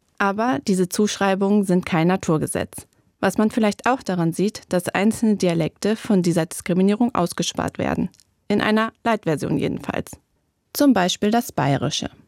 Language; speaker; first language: German; native; German